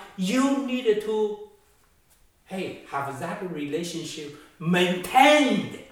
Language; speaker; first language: English; non-native, fluent; Chinese